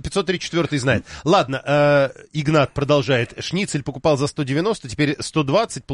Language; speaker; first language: Russian; native; Russian